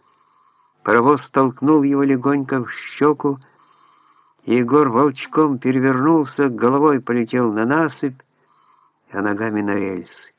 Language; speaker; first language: Russian; native; Russian